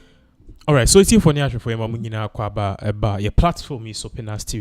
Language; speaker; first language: English; non-native, local second language; Akan